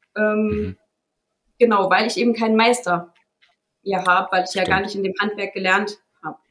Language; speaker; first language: German; native; German